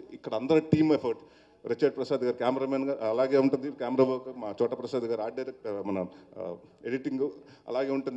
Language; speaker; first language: Telugu; native; Telugu